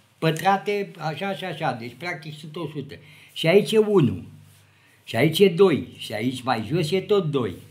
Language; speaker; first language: Romanian; native; Romanian